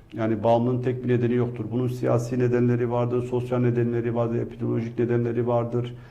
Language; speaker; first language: Turkish; non-native, local second language; Kurdish